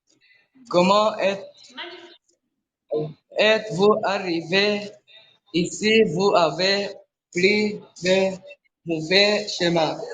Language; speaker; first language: French; non-native, local second language; Arabic